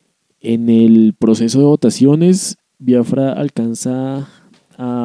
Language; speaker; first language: Spanish; native; Spanish